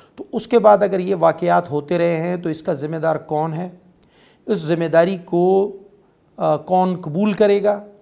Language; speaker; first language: Urdu; non-native, local second language; Pashto